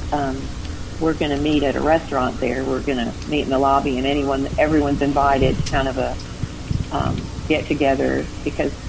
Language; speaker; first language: English; native; English